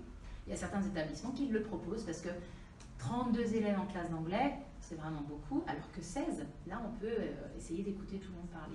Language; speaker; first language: French; native; French